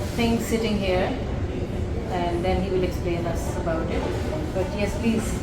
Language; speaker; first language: English; non-native, local second language; Urdu